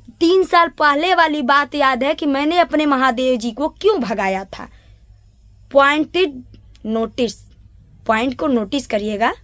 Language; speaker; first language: Hindi; native; Hindi